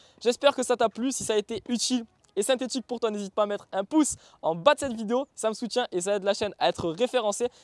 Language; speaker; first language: French; native; French